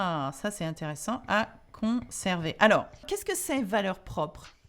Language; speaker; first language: French; non-native, fluent; English